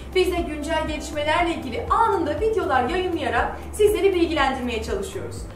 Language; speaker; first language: Turkish; native; Turkish